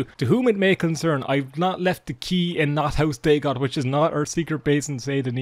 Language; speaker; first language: English; native; English